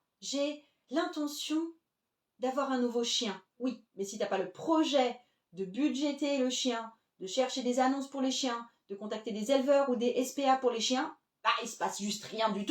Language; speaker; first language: French; native; French